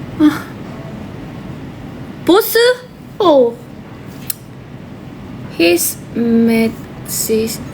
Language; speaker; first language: English; non-native, learner; Korean